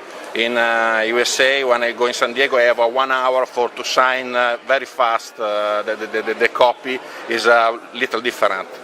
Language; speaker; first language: English; non-native, learner; Italian